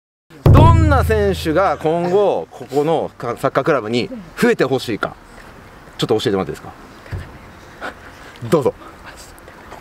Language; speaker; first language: Japanese; native; Japanese